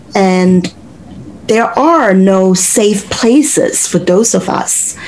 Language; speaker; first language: English; non-native, local second language; Cantonese